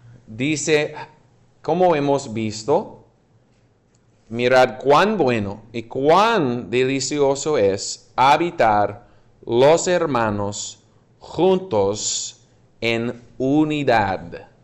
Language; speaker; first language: Spanish; non-native, fluent; English